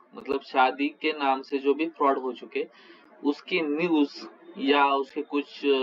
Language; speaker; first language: Hindi; non-native, local second language; Marathi